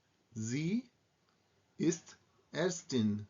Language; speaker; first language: German; non-native, learner; Hindi